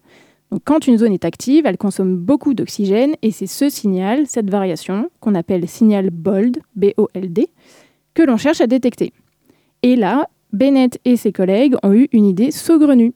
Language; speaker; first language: French; native; French